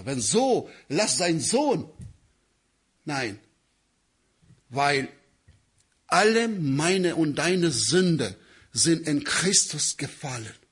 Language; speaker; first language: German; non-native, learner; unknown